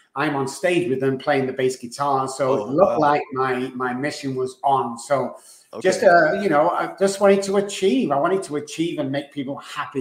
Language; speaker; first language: English; native; English